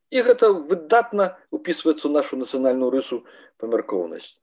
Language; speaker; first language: Belarusian; native; Belarusian